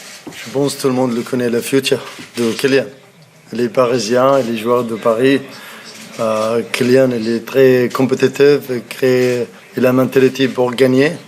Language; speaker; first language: French; non-native, learner; Arabic